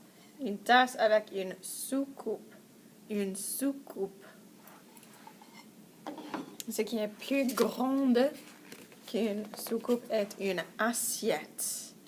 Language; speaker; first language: French; non-native, fluent; English